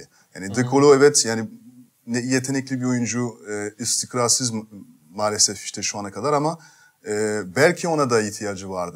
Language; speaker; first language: Turkish; non-native, fluent; French